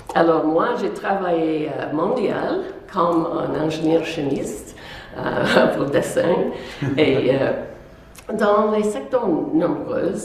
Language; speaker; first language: French; non-native, local second language; English